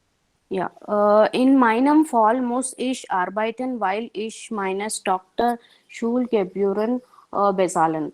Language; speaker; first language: German; non-native, learner; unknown